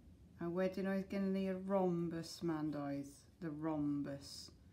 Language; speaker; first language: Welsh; non-native, local second language; English